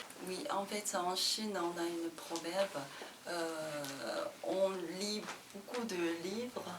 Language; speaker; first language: French; non-native, fluent; Chinese